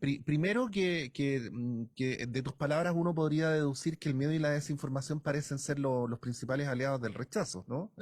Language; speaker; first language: Spanish; native; Spanish